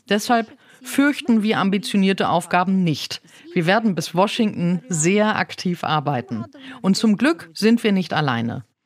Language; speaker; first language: German; non-native, fluent; Ukrainian